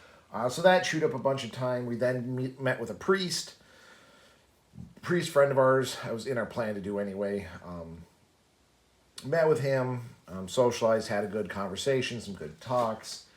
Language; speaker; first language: English; native; English